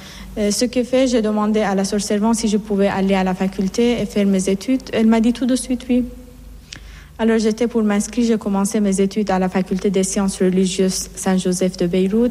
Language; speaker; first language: French; non-native, fluent; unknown